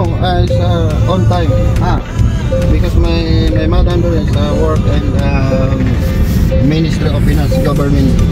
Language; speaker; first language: English; non-native, learner; Filipino